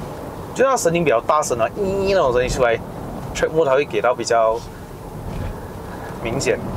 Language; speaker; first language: Chinese; native; Chinese